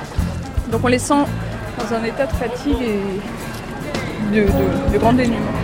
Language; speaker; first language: French; native; French